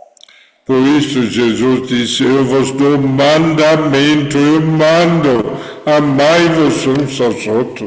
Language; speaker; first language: Portuguese; non-native, fluent; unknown